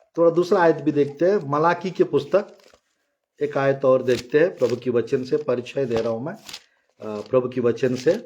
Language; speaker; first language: Hindi; non-native, local second language; Telugu